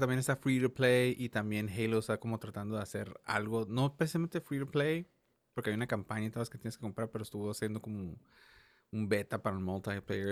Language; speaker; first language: Spanish; early bilingual, heritage; Spanish